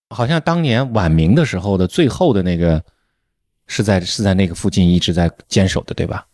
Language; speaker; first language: Chinese; native; Chinese